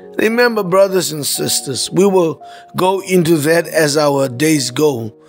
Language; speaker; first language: English; non-native, local second language; Afrikaans